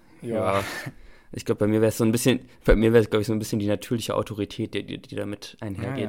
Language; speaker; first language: German; native; German